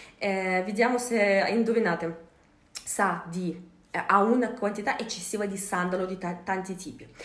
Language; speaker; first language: Italian; non-native, fluent; Russian